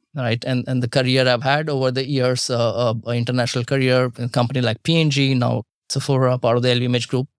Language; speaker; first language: English; non-native, local second language; Marathi